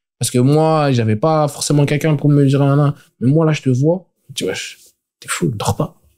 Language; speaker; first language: French; native; French